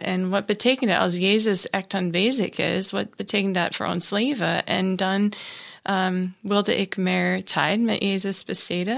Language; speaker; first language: Dutch; non-native, learner; English